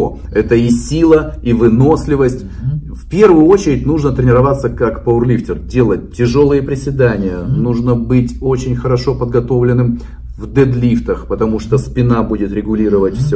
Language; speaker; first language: Russian; native; Russian